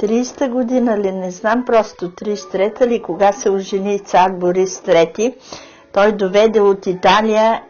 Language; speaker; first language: Bulgarian; native; Bulgarian